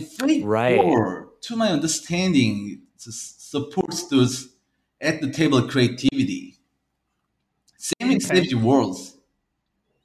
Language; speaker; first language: English; early bilingual, other home language; Korean